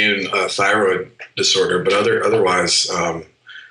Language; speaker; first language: English; native; English